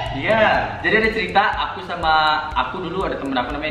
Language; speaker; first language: Indonesian; native; Indonesian